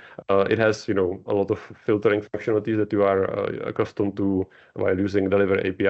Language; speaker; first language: English; non-native, fluent; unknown